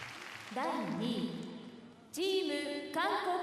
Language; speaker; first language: Japanese; native; Japanese